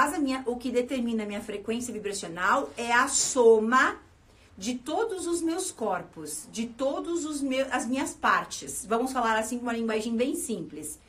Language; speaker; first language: Portuguese; native; Portuguese